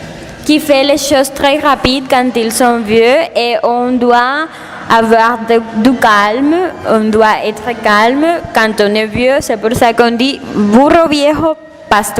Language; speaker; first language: French; non-native, learner; Spanish